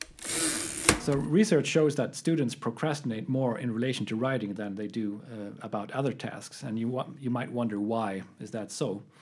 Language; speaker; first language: English; non-native, fluent; Swedish